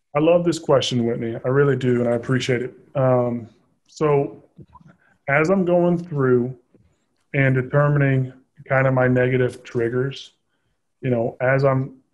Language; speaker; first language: English; native; English